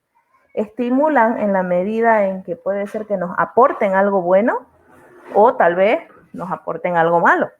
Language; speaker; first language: Spanish; native; Spanish